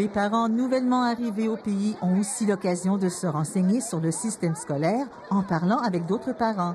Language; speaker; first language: French; native; French